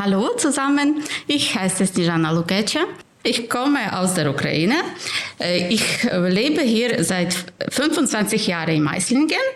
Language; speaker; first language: German; non-native, fluent; Ukrainian